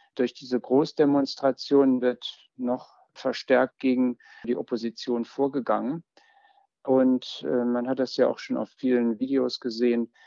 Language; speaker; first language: German; native; German